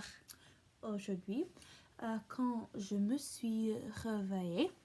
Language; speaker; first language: French; non-native, learner; English